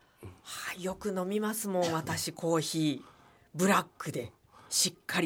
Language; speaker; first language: Japanese; native; Japanese